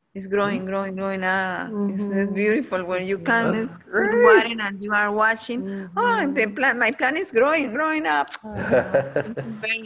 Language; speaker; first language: English; non-native, learner; Spanish